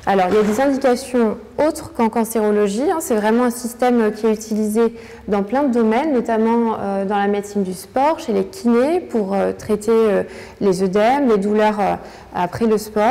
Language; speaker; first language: French; native; French